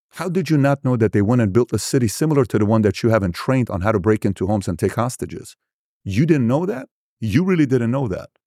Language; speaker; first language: English; early bilingual, other home language; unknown